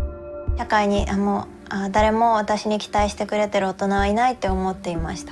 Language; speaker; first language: Japanese; native; Japanese